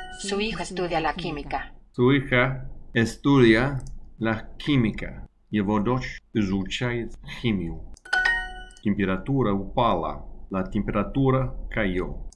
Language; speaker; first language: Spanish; non-native, learner; English